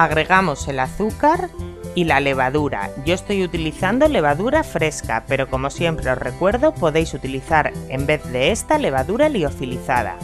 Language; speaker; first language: Spanish; native; Spanish